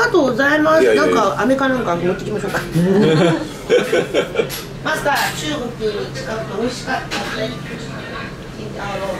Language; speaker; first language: Japanese; non-native, learner; Chinese